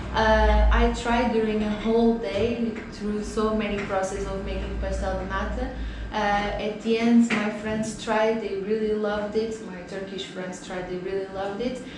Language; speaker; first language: English; non-native, fluent; Portuguese